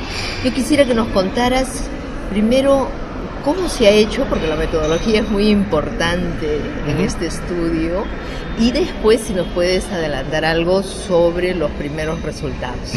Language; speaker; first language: Spanish; native; Spanish